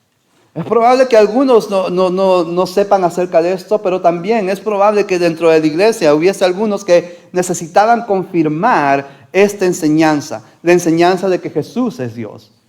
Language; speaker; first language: Spanish; native; Spanish